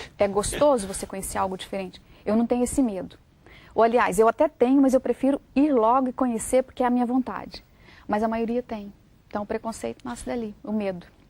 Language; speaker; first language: Portuguese; native; Portuguese